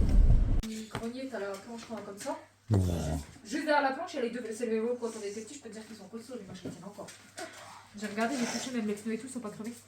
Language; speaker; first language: French; native; French